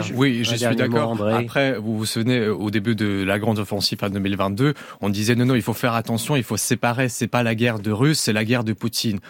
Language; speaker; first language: French; non-native, fluent; Russian